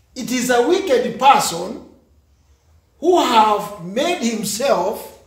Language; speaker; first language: English; non-native, local second language; Swahili